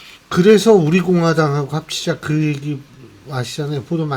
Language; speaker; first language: Korean; native; Korean